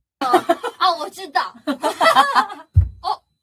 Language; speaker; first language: Chinese; non-native, learner; Thai